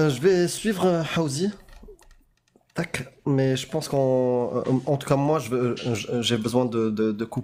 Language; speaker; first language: French; native; French